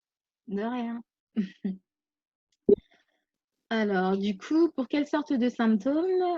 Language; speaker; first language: French; native; French